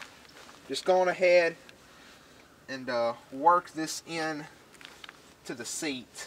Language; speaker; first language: English; native; English